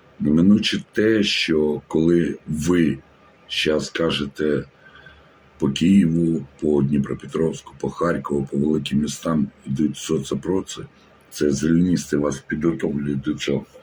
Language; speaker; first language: Ukrainian; native; Ukrainian